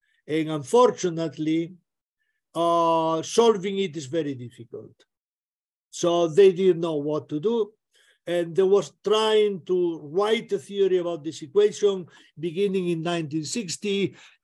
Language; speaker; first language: English; non-native, fluent; Spanish